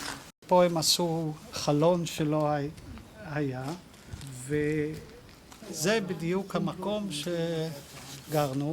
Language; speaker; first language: Hebrew; non-native, fluent; Dutch